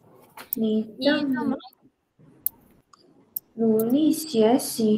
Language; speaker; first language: Chinese; non-native, learner; Indonesian